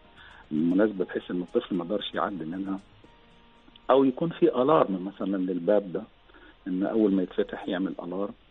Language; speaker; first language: Arabic; native; Arabic